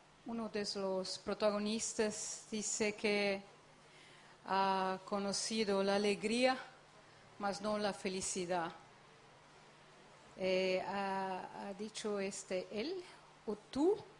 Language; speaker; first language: Spanish; non-native, learner; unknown